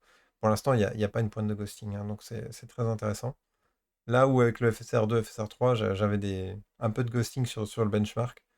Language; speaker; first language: French; native; French